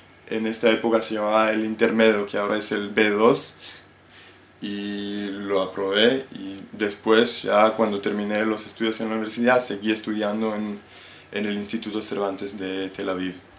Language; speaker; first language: Spanish; non-native, fluent; Hebrew